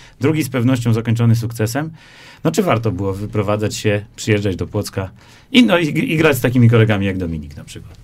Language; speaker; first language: Polish; native; Polish